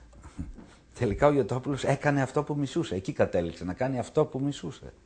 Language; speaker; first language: Greek; native; Greek